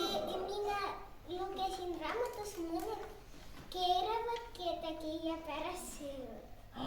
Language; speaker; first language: Estonian; non-native, local second language; Russian